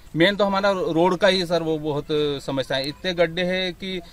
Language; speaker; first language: Hindi; native; Hindi